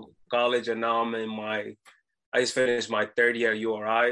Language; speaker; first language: English; native; English